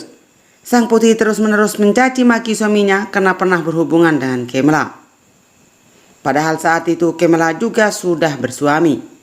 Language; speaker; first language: Indonesian; native; Indonesian